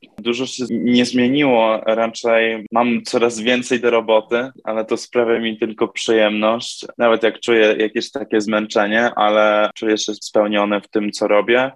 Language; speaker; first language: Polish; early bilingual, heritage; Polish